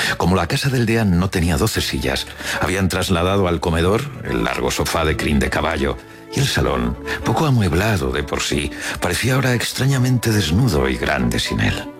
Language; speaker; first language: Spanish; native; Spanish